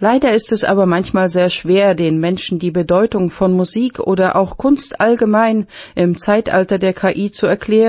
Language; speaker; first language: German; native; German